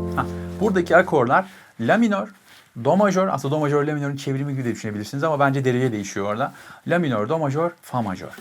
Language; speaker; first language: Turkish; native; Turkish